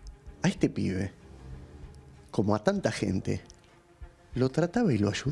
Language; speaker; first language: Spanish; native; Spanish